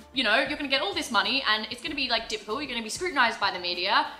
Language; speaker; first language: English; native; English